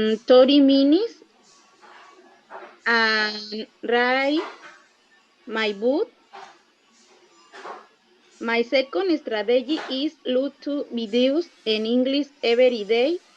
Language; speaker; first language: English; non-native, learner; Spanish